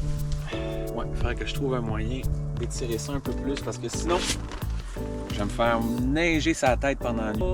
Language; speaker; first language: French; native; French